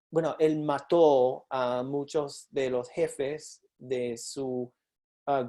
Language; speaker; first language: Spanish; non-native, fluent; English